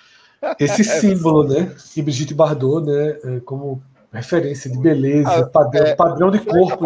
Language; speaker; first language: Portuguese; native; Portuguese